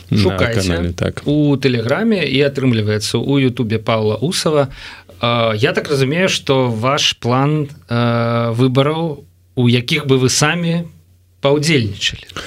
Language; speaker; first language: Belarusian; non-native, local second language; Russian